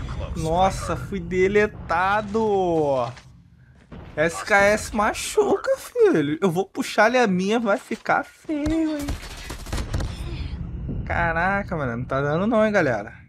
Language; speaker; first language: Portuguese; native; Portuguese